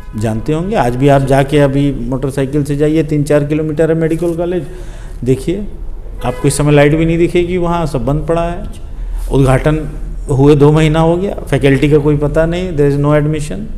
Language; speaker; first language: Hindi; native; Hindi